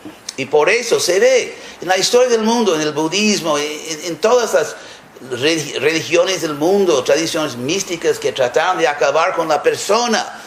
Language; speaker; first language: Spanish; non-native, fluent; English